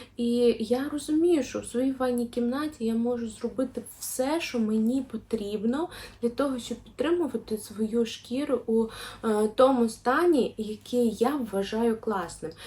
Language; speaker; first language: Ukrainian; non-native, local second language; Russian